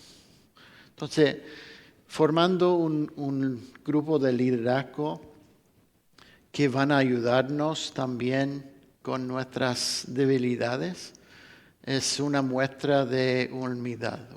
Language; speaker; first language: Spanish; non-native, fluent; English